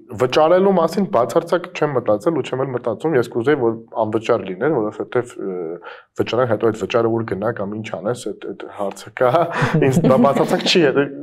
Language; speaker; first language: Armenian; native; Armenian